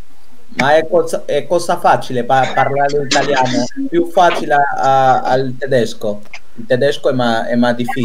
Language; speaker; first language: Italian; non-native, learner; Spanish